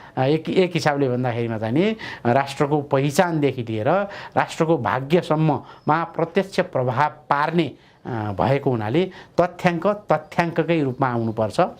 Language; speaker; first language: Nepali; native; Nepali